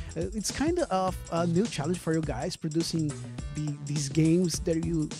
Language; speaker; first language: English; non-native, fluent; Portuguese